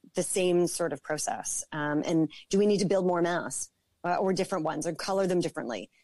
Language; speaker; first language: English; native; English